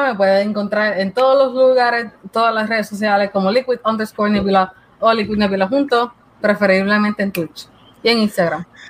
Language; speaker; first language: Spanish; native; Spanish